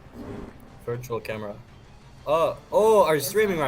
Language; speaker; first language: English; non-native, learner; Hindi